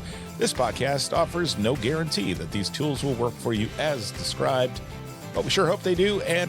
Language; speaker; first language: English; native; English